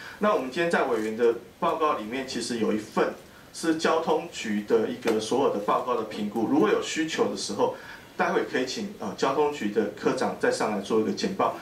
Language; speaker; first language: Chinese; native; Chinese